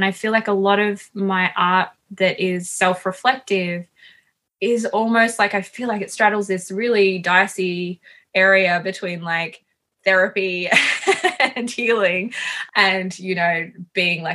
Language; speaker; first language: English; native; English